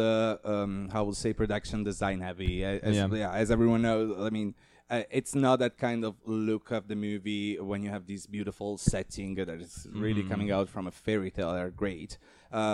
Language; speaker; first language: English; non-native, fluent; Italian